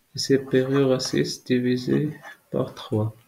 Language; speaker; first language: French; non-native, local second language; Arabic